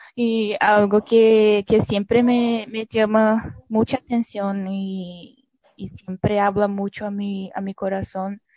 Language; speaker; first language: Spanish; non-native, fluent; Portuguese